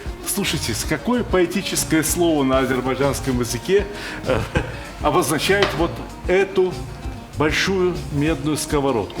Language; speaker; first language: Russian; native; Russian